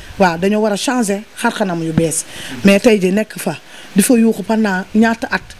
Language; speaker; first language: Wolof; native; Wolof